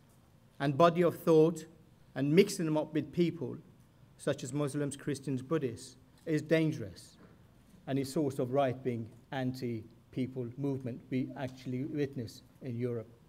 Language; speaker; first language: English; non-native, fluent; Persian